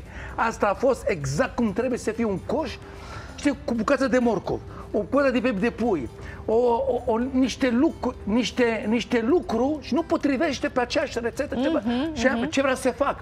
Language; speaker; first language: Romanian; non-native, learner; Hebrew